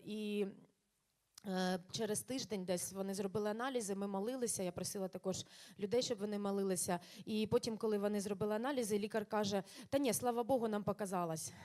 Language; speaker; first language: Ukrainian; non-native, local second language; Russian